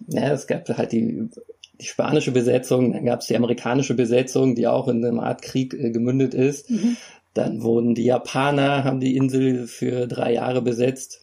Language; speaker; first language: German; native; German